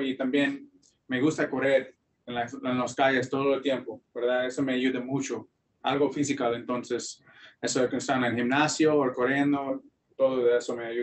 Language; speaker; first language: Spanish; early bilingual, heritage; Spanish